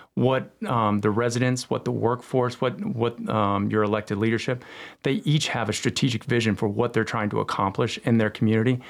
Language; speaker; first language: English; native; English